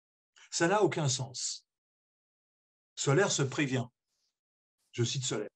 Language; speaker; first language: French; native; French